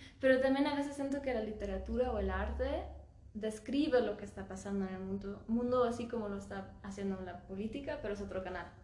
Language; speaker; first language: Spanish; early bilingual, heritage; Spanish